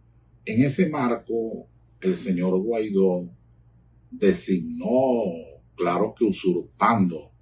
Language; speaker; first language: Spanish; native; Spanish